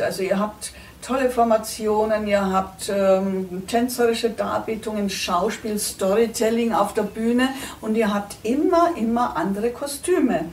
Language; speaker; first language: German; native; German